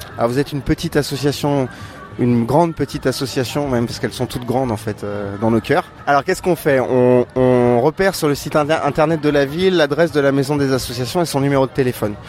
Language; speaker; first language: French; native; French